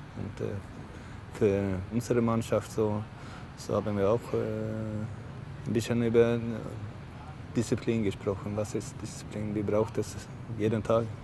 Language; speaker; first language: German; non-native, fluent; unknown